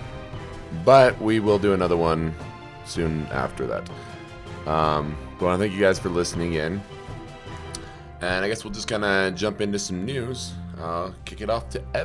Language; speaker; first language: English; native; English